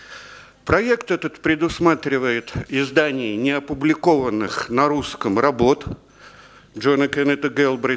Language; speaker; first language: Russian; native; Russian